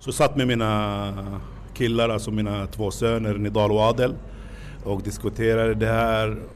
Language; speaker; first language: Swedish; non-native, fluent; Arabic